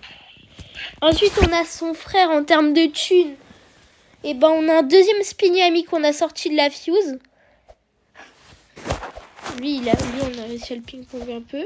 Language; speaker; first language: French; native; French